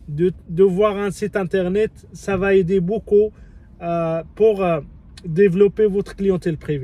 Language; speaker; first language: French; non-native, fluent; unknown